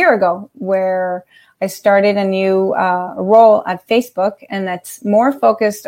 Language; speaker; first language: English; non-native, fluent; Spanish